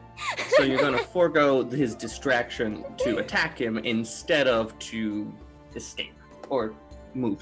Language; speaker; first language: English; native; English